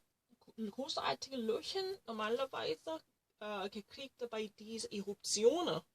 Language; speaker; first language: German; non-native, learner; Korean